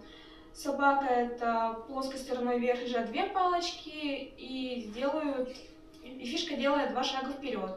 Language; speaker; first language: Russian; native; Russian